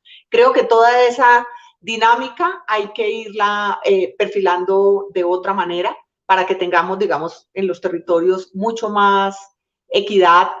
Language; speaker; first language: Spanish; native; Spanish